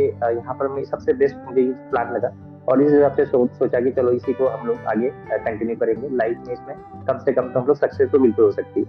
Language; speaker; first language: Hindi; non-native, local second language; Marathi